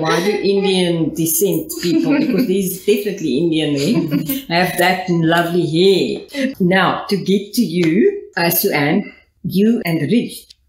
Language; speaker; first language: English; non-native, local second language; Afrikaans